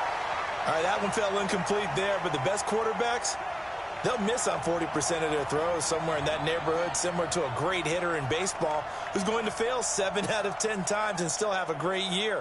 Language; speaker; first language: English; native; English